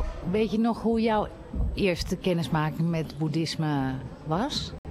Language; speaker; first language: Dutch; native; Dutch